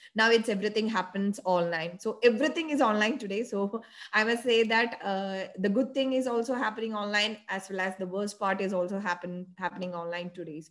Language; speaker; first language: English; non-native, local second language; Malayalam